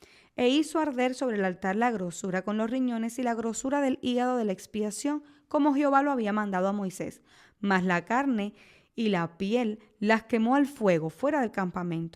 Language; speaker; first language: Spanish; native; Spanish